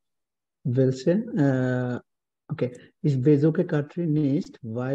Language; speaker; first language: German; non-native, learner; Bangla